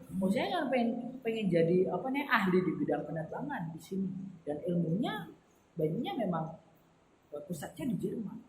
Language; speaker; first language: Indonesian; native; Indonesian